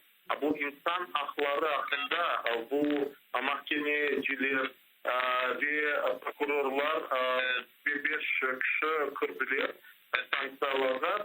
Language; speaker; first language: Turkish; non-native, learner; Crimean Tatar